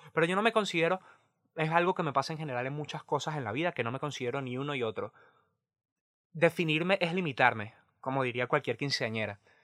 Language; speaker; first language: Spanish; native; Spanish